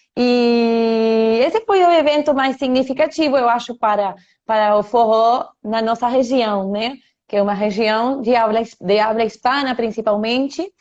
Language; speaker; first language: Portuguese; non-native, fluent; Spanish